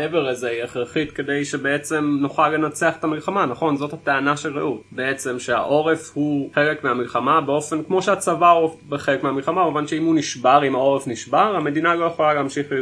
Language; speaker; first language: Hebrew; native; Hebrew